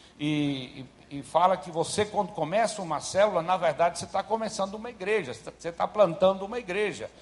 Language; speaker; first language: Portuguese; early bilingual, other home language; German